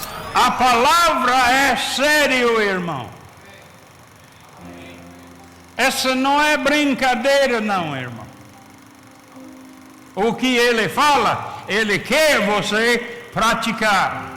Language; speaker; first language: Portuguese; non-native, fluent; English